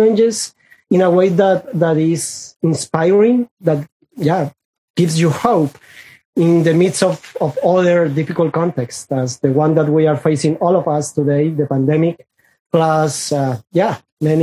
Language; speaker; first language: English; non-native, fluent; Spanish